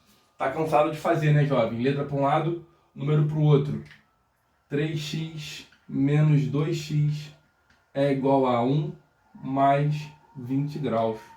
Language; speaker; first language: Portuguese; native; Portuguese